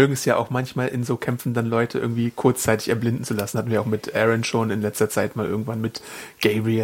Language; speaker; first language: German; native; German